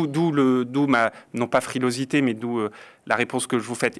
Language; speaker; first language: French; native; French